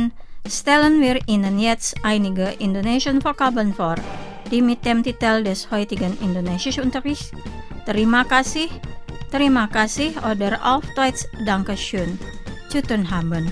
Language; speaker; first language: German; non-native, fluent; Indonesian